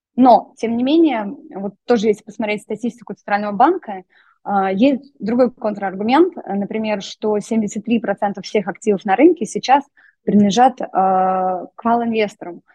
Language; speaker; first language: Russian; native; Russian